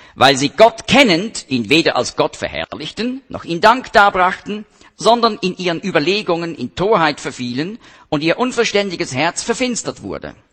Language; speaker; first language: German; native; German